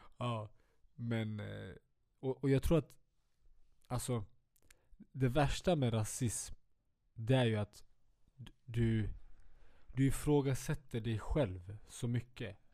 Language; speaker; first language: Swedish; early bilingual, other home language; Kurdish